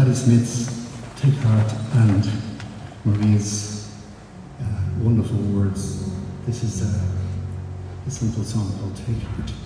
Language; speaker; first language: English; native; English